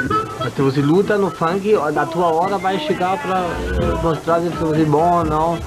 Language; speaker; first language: Portuguese; non-native, fluent; German